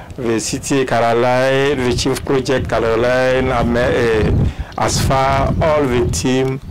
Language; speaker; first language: English; non-native, fluent; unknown